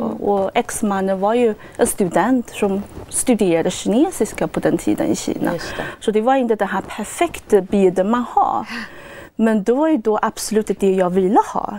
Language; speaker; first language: Swedish; non-native, fluent; Chinese